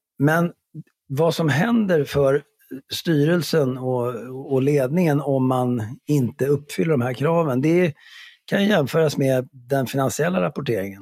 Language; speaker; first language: Swedish; native; Swedish